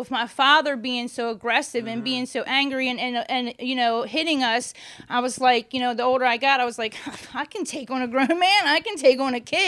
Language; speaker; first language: English; native; English